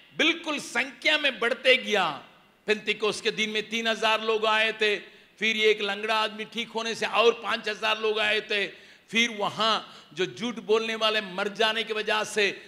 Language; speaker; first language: Hindi; non-native, local second language; Tamil